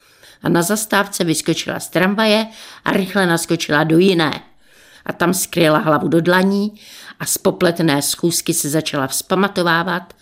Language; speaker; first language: Czech; native; Czech